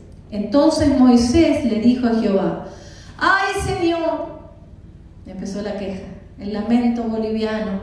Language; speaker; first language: Spanish; native; Spanish